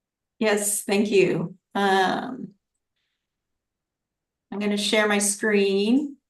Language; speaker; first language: English; native; English